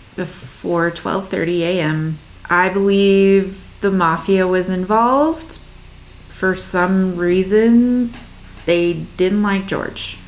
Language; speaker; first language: English; native; English